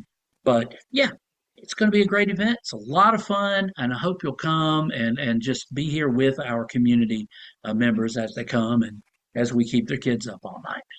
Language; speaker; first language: English; native; English